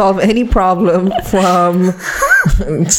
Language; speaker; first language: English; non-native, local second language; Tamil